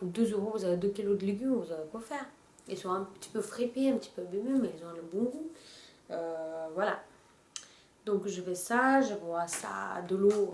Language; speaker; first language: French; non-native, fluent; Russian